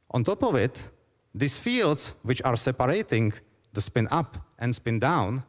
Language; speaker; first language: English; non-native, fluent; Czech